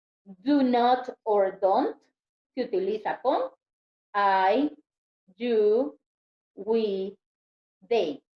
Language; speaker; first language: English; non-native, learner; Spanish